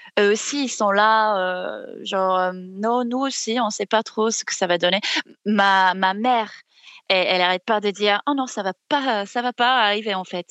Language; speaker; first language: French; non-native, fluent; English